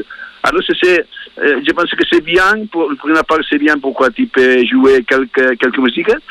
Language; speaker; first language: French; non-native, learner; Spanish